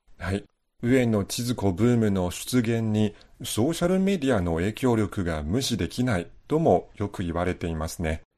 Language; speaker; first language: Japanese; non-native, fluent; Chinese